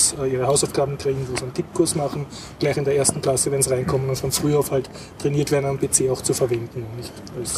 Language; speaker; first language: German; native; German